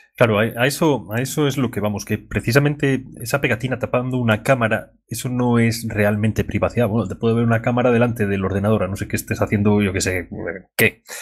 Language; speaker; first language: Spanish; native; Spanish